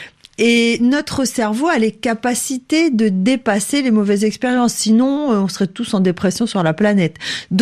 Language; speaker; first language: French; native; French